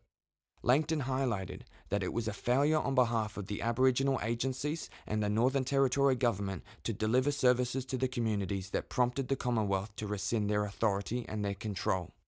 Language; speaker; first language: English; native; English